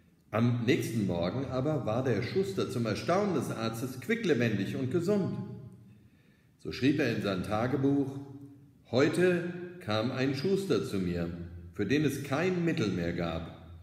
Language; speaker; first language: German; native; German